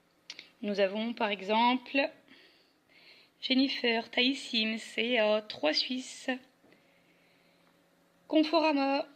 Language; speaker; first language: French; native; French